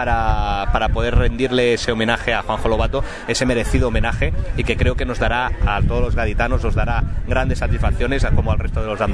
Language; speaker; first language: Spanish; native; Spanish